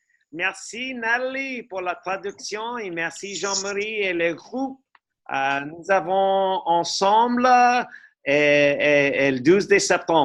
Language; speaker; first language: French; non-native, learner; English